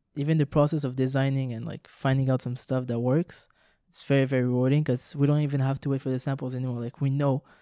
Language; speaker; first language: English; non-native, fluent; French